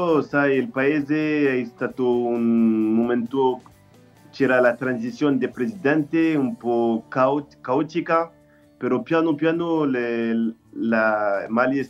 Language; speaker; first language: Italian; non-native, learner; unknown